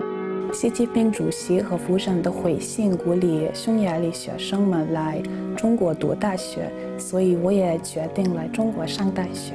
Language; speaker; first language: Chinese; non-native, fluent; Hungarian